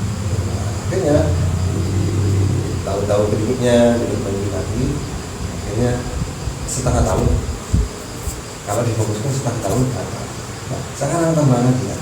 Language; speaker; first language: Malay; non-native, local second language; Javanese